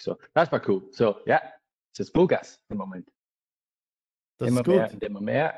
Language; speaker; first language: German; non-native, learner; English